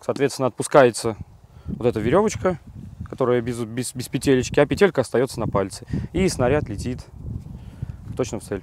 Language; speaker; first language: Russian; native; Russian